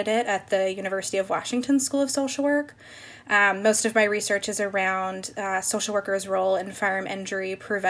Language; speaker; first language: English; native; English